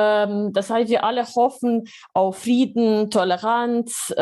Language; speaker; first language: German; non-native, fluent; Croatian